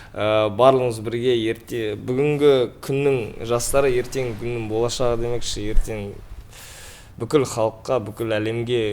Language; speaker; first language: Kazakh; non-native, local second language; Russian